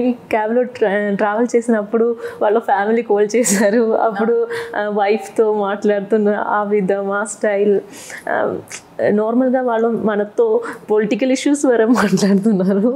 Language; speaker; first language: Telugu; non-native, fluent; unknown